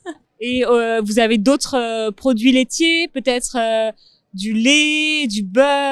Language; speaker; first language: French; native; French